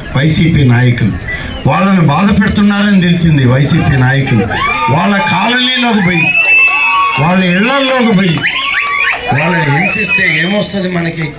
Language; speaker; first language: Telugu; native; Telugu